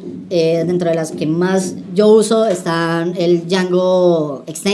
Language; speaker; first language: Spanish; native; Spanish